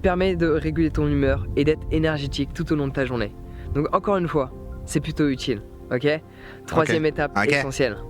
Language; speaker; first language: French; native; French